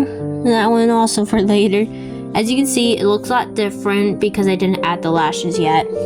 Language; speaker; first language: English; native; English